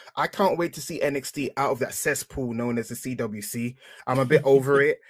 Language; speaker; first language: English; native; English